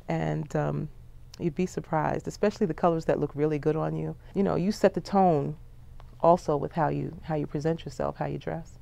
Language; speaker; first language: English; native; English